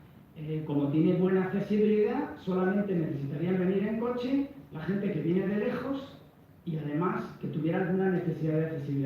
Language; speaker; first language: Spanish; native; Spanish